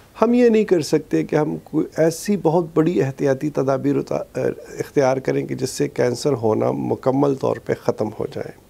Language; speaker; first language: Urdu; non-native, local second language; Pashto